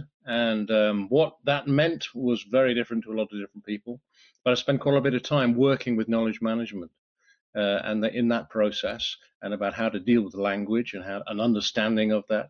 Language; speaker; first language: English; native; English